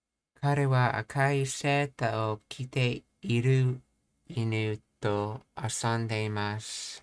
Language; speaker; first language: Japanese; non-native, learner; English